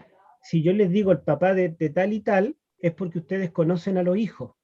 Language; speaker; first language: Spanish; native; Spanish